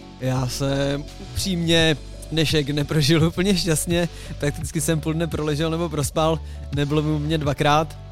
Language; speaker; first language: Czech; native; Czech